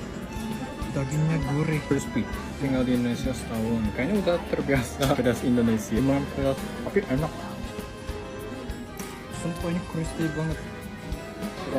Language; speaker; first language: Indonesian; non-native, learner; Japanese